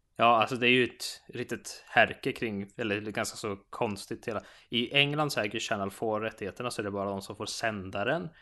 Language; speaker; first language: Swedish; native; Swedish